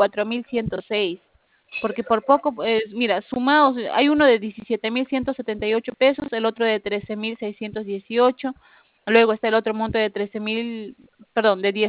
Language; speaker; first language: Spanish; native; Spanish